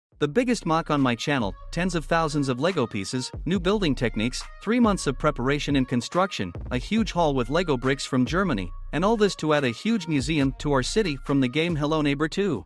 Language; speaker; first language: English; non-native, fluent; Russian